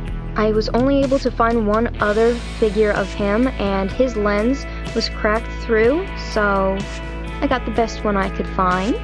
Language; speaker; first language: English; native; English